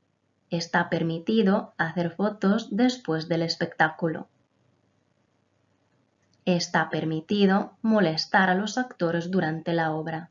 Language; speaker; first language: Spanish; non-native, fluent; Croatian